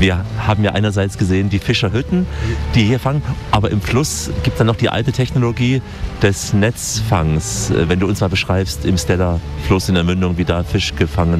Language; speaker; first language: German; native; German